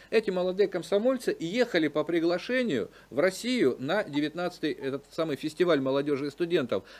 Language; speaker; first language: Russian; native; Russian